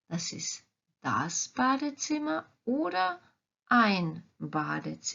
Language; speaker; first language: German; non-native, fluent; Croatian